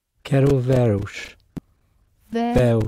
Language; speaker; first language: Portuguese; non-native, learner; English